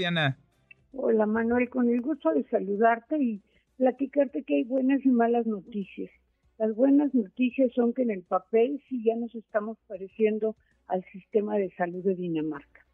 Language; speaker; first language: Spanish; native; Spanish